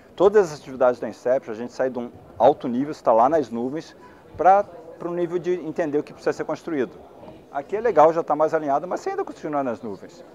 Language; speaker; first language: Portuguese; native; Portuguese